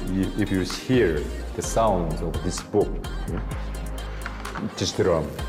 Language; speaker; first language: English; non-native, learner; Korean